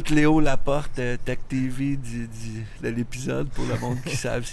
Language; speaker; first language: French; native; French